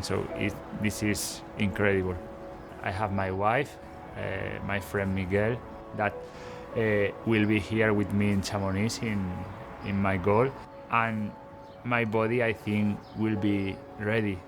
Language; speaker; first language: English; non-native, fluent; Spanish